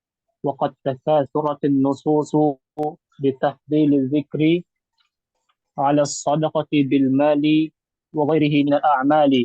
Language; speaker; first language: Arabic; non-native, learner; Indonesian